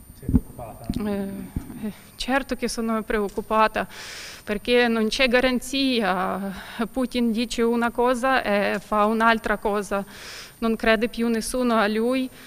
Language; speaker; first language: Italian; non-native, learner; Ukrainian